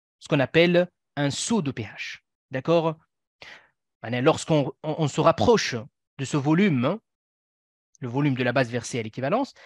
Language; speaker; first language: French; non-native, local second language; Arabic